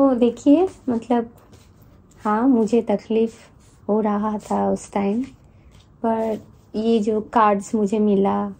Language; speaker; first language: Hindi; non-native, local second language; Bangla